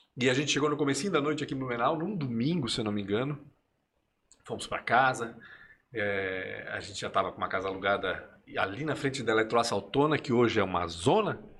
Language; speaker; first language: Portuguese; early bilingual, other home language; Spanish